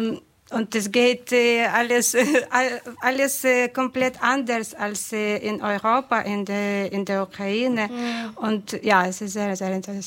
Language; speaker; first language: German; non-native, fluent; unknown